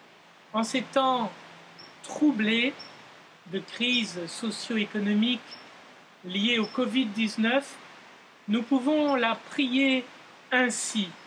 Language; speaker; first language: French; native; French